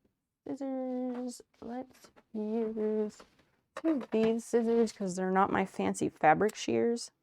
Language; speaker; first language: English; native; English